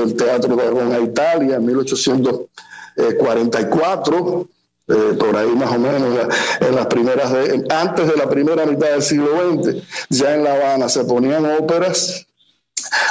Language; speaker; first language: Spanish; native; Spanish